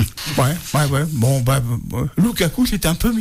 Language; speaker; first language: French; native; French